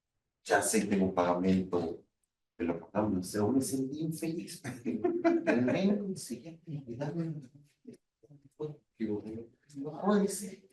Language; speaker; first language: Portuguese; non-native, fluent; Spanish